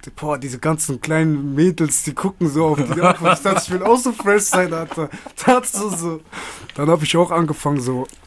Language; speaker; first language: German; native; German